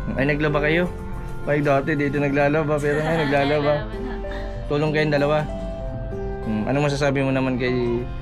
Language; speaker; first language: Filipino; native; Filipino